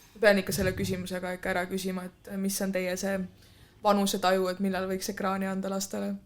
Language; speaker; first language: Estonian; native; Estonian